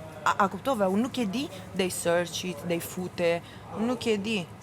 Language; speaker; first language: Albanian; non-native, learner; English